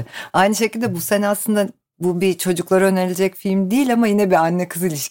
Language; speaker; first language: Turkish; native; Turkish